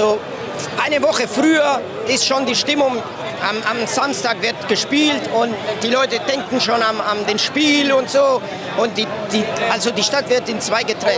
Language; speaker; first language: German; non-native, fluent; Spanish